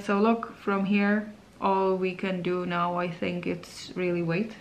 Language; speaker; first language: English; non-native, fluent; Czech